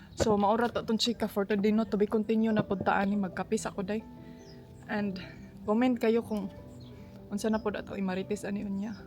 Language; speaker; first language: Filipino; non-native, local second language; Cebuano